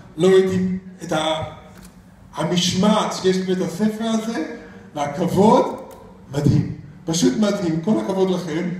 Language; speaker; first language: Hebrew; non-native, fluent; English